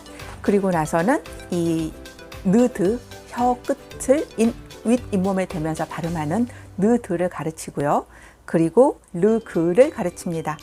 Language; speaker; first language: Korean; native; Korean